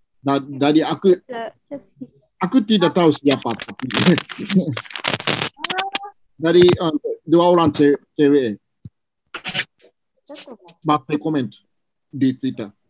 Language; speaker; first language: Indonesian; non-native, learner; Japanese